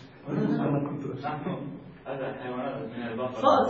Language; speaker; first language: Arabic; non-native, learner; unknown